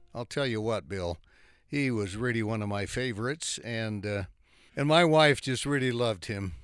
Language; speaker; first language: English; native; English